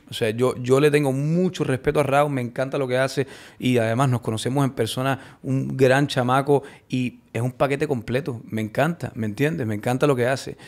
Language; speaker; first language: Spanish; early bilingual, heritage; Spanish